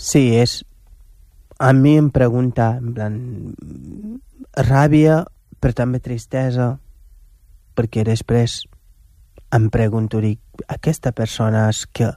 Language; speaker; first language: Catalan; non-native, fluent; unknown